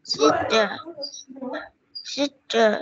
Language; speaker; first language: English; non-native, learner; Vietnamese